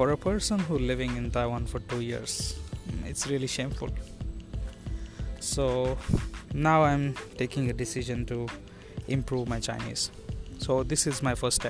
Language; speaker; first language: English; non-native, local second language; Marathi